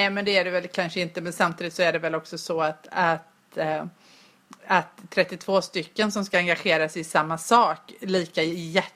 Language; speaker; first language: Swedish; native; Swedish